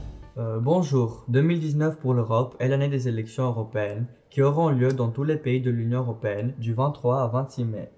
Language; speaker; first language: French; non-native, learner; Greek